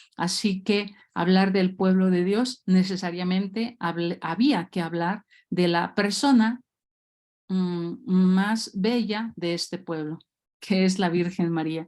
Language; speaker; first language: Spanish; native; Spanish